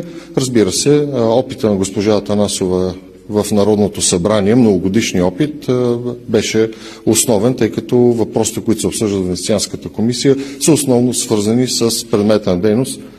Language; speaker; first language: Bulgarian; native; Bulgarian